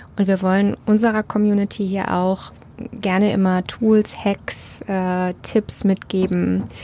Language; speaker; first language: German; native; German